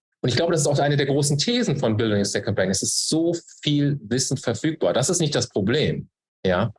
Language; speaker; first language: German; native; German